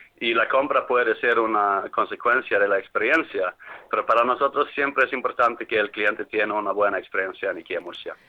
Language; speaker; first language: Spanish; non-native, fluent; Swedish